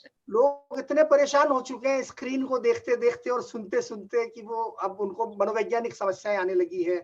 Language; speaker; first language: Hindi; native; Hindi